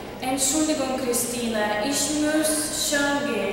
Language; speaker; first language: German; non-native, learner; Ukrainian